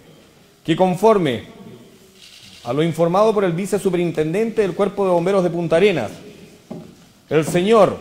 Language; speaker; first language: Spanish; native; Spanish